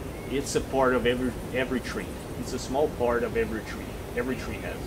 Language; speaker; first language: English; non-native, fluent; Ukrainian